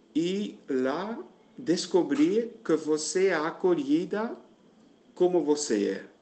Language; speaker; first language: Portuguese; non-native, fluent; Dutch